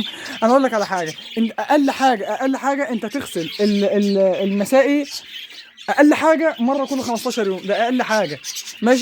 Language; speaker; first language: Arabic; native; Arabic